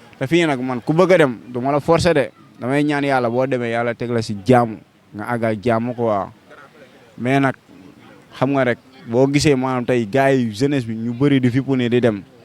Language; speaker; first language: Wolof; native; Wolof